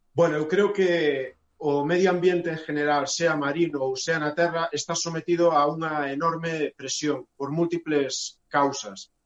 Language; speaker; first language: Galician; native; Galician